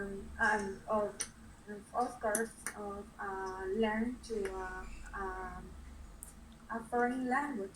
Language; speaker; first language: English; non-native, learner; Spanish